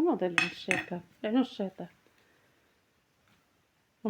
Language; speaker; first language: Arabic; native; Arabic